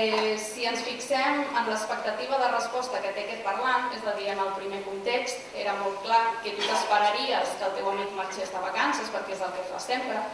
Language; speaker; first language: Catalan; native; Catalan